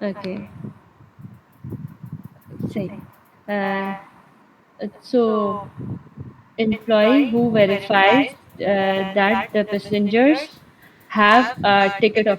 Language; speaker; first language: English; non-native, local second language; Urdu